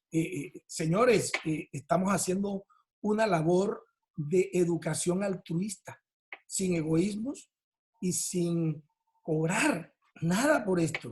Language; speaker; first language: Spanish; native; Spanish